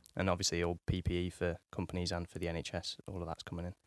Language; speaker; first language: English; native; English